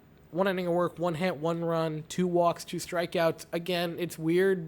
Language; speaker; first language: English; native; English